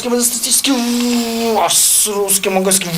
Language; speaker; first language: Russian; non-native, learner; Mongolian